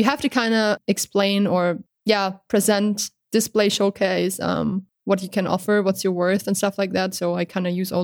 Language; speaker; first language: English; non-native, fluent; German